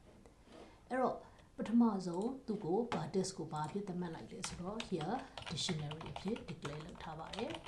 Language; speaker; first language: Burmese; native; Burmese